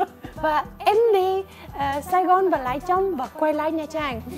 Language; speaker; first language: Vietnamese; non-native, learner; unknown